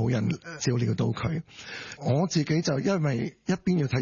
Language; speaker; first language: Cantonese; native; Cantonese